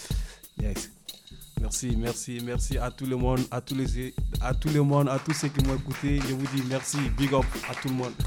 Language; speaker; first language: French; non-native, learner; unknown